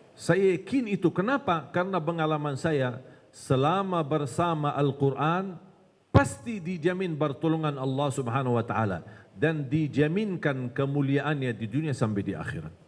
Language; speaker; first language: Malay; non-native, fluent; Arabic